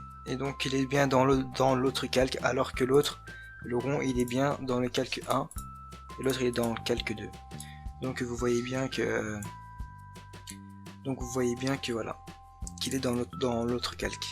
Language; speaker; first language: French; native; French